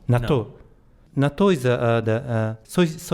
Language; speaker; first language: English; non-native, learner; Japanese